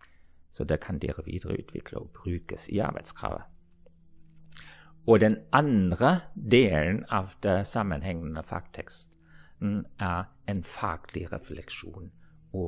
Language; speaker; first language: Norwegian; non-native, fluent; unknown